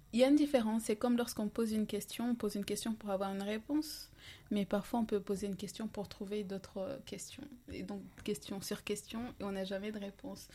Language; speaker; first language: French; non-native, local second language; Ngazidja Comorian